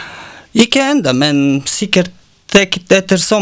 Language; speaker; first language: Norwegian; non-native, learner; Bulgarian